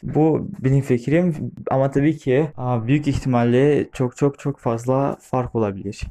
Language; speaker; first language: Turkish; non-native, fluent; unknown